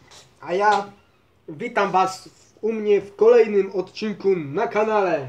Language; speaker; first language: Polish; native; Polish